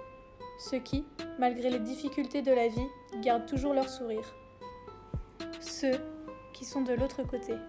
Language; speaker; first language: French; native; French